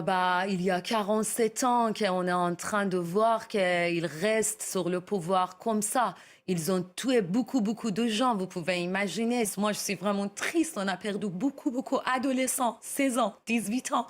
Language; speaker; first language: French; non-native, learner; Persian